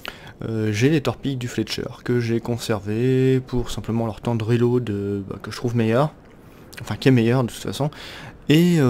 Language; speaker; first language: French; native; French